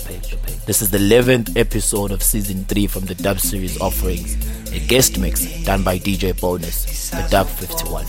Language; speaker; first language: English; non-native, local second language; Zulu